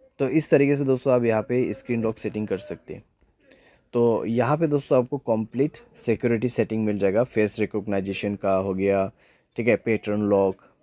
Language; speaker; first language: Hindi; native; Hindi